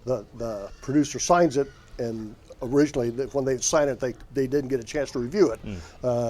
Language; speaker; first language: English; native; English